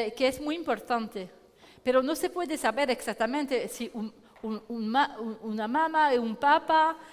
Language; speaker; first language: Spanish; non-native, learner; French